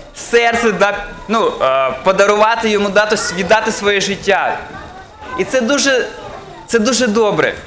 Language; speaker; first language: Ukrainian; non-native, local second language; Russian